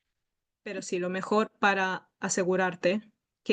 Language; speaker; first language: Spanish; native; Spanish